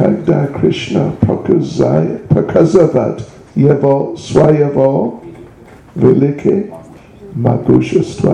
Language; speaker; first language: Russian; non-native, learner; English